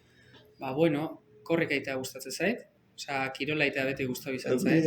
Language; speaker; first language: Basque; native; Basque